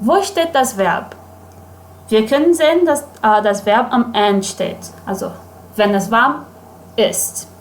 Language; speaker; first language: German; non-native, fluent; Portuguese